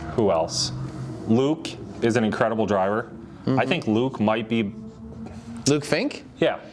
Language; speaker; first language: English; native; English